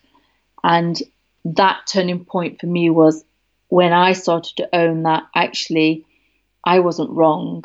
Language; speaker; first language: English; native; English